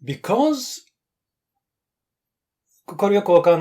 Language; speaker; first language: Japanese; non-native, learner; English